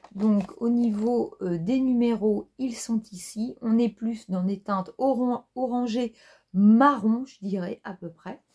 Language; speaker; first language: French; native; French